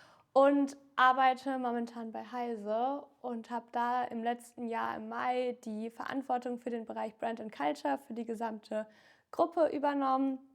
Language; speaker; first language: German; native; German